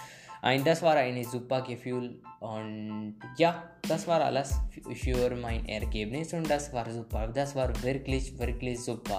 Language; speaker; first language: German; non-native, learner; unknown